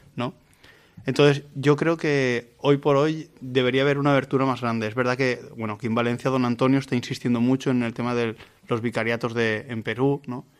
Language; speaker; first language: Spanish; native; Spanish